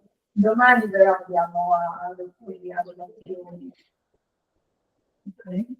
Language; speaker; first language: Italian; non-native, fluent; Portuguese